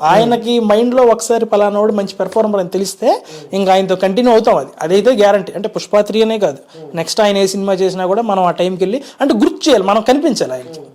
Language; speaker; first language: Telugu; native; Telugu